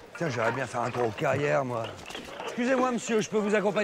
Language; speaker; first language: French; native; French